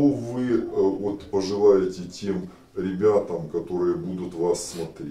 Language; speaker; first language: Russian; native; Russian